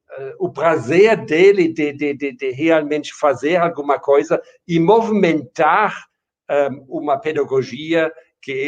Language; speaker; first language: Portuguese; non-native, fluent; German